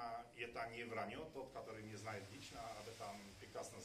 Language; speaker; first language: Polish; non-native, learner; Russian